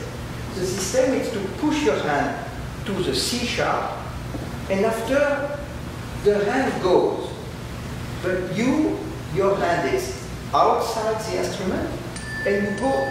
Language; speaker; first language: English; non-native, learner; French